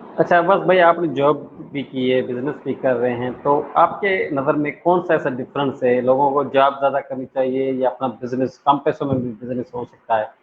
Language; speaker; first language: Urdu; non-native, local second language; Sindhi